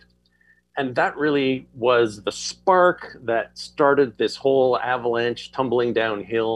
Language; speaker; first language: English; native; English